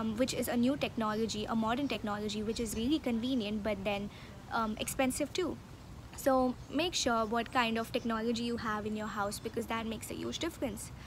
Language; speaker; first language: English; non-native, local second language; Hindi